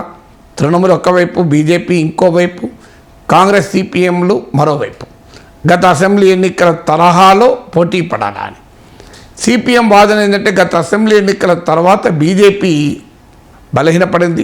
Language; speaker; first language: Telugu; native; Telugu